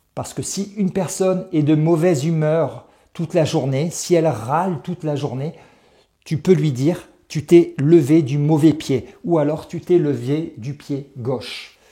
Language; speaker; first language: French; native; French